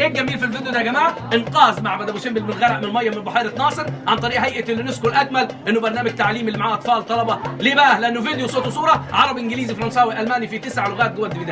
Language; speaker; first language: Arabic; native; Arabic